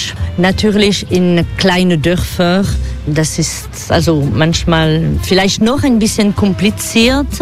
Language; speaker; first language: German; non-native, fluent; French